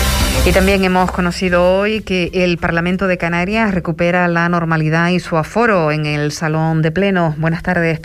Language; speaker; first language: Spanish; native; Spanish